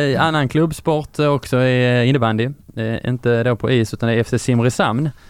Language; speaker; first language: Swedish; native; Swedish